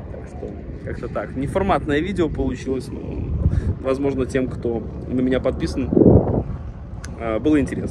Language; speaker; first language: Russian; native; Russian